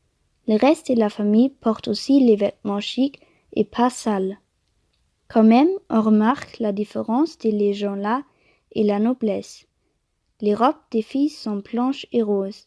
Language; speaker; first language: French; non-native, learner; German